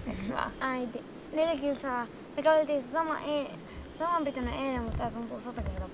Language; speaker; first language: Finnish; early bilingual, heritage; Finnish